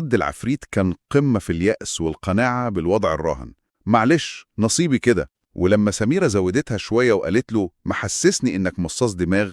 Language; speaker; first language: Arabic; native; Arabic